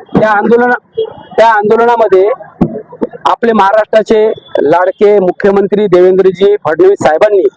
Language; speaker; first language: Marathi; non-native, local second language; Lambadi